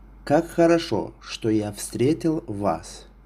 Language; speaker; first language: Russian; non-native, local second language; Tajik